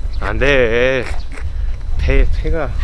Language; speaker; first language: Korean; non-native, learner; English